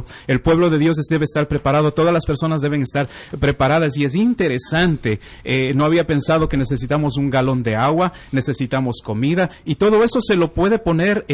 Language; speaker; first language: Spanish; native; Spanish